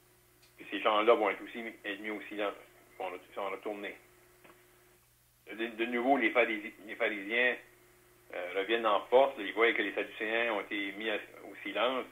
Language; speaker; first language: French; native; French